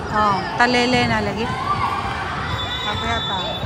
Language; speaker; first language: Chinese; non-native, fluent; Filipino